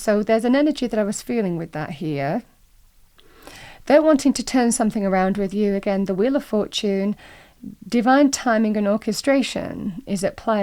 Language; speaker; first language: English; native; English